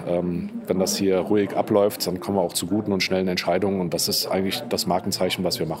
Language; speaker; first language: German; native; German